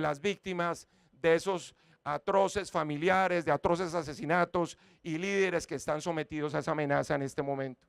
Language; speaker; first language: Spanish; native; Spanish